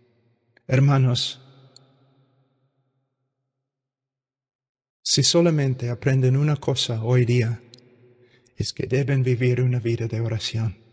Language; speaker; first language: Spanish; non-native, fluent; English